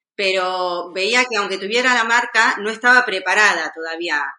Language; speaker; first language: Spanish; native; Spanish